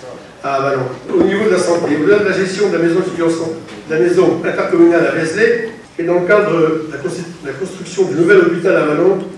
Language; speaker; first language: French; native; French